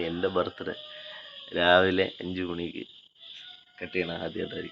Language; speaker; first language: Malayalam; native; Malayalam